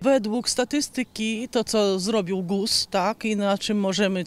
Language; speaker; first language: Polish; non-native, fluent; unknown